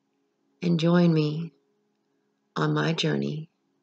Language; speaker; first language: English; native; English